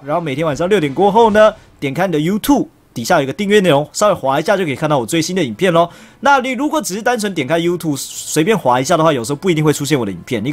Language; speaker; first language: Chinese; native; Chinese